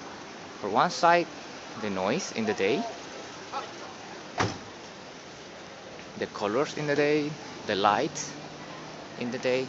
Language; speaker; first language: English; non-native, learner; Spanish